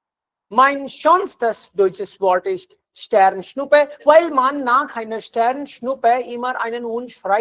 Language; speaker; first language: German; non-native, fluent; Hindi